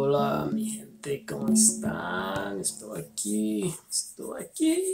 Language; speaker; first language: Spanish; non-native, learner; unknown